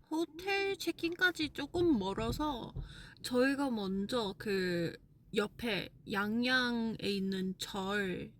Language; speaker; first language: Korean; non-native, fluent; English